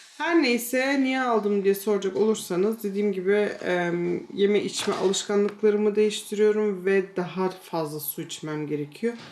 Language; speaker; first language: Turkish; early bilingual, heritage; Turkish